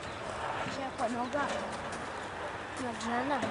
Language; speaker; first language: Polish; early bilingual, other home language; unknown